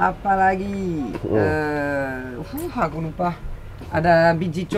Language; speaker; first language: Indonesian; non-native, fluent; French